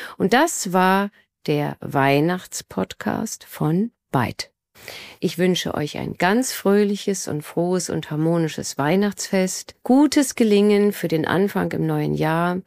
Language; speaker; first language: German; native; German